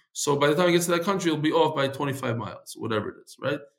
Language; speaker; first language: English; native; English